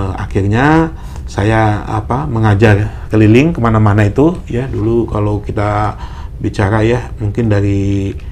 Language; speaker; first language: Indonesian; native; Indonesian